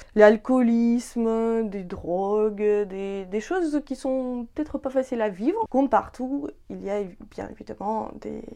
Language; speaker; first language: French; non-native, fluent; Ukrainian